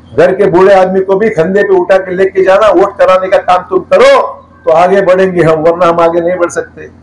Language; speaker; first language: Hindi; non-native, local second language; Marathi